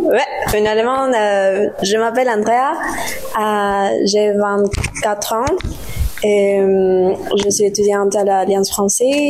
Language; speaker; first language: French; non-native, learner; Spanish